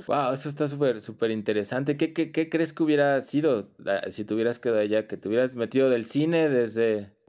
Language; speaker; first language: Spanish; native; Spanish